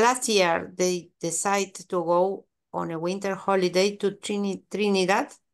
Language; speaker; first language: English; non-native, learner; Spanish